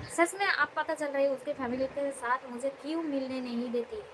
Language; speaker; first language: Hindi; non-native, local second language; Bangla